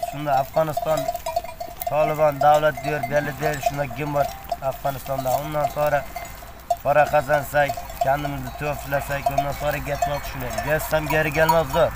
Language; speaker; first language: Turkish; non-native, learner; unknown